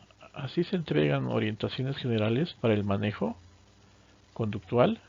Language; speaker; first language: Spanish; native; Spanish